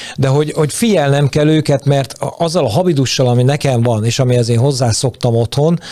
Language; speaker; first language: Hungarian; native; Hungarian